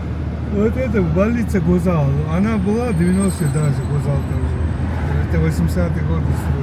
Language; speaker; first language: Russian; non-native, local second language; Uzbek